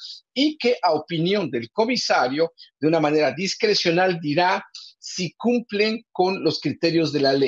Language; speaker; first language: Spanish; native; Spanish